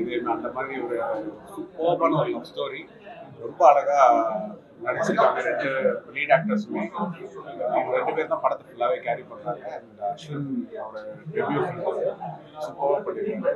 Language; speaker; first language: Tamil; native; Tamil